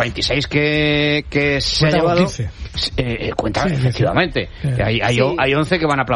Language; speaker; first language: Spanish; native; Spanish